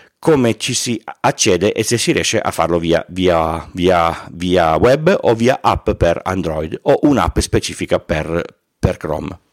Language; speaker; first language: Italian; native; Italian